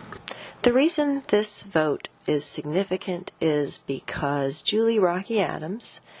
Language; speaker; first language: English; native; English